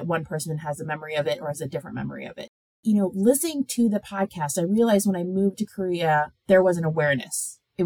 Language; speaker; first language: English; early bilingual, other home language; Korean